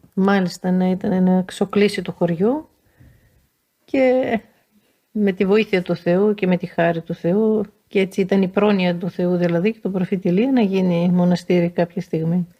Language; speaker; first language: Greek; native; Greek